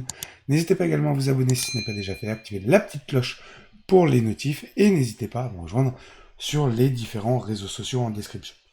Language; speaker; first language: French; native; French